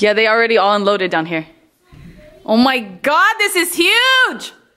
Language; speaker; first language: English; early bilingual, other home language; Spanish